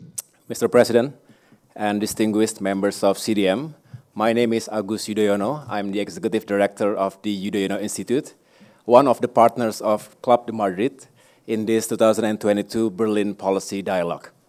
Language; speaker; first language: English; non-native, fluent; Indonesian